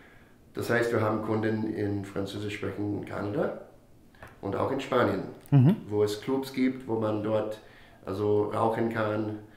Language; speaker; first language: German; non-native, fluent; English